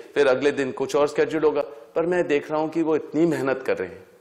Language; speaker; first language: Hindi; native; Hindi